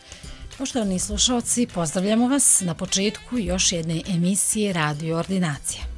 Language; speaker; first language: Croatian; native; Croatian